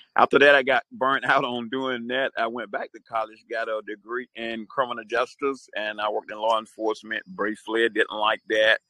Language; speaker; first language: English; native; English